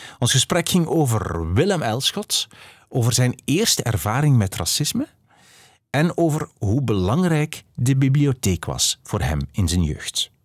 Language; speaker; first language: Dutch; native; Dutch